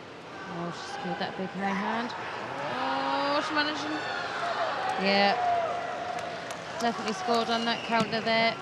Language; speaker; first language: English; native; English